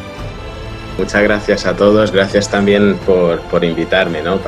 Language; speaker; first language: Spanish; early bilingual, other home language; Russian